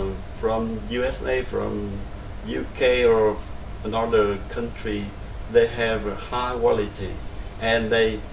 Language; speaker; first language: English; non-native, learner; Vietnamese